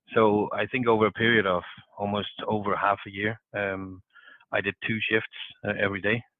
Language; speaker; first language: English; non-native, fluent; Danish